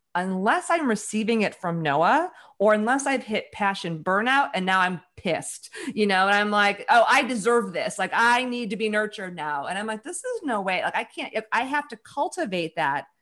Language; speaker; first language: English; native; English